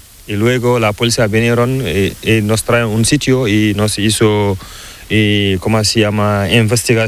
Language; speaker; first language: Spanish; non-native, learner; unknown